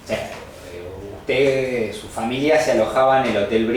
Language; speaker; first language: Spanish; native; Spanish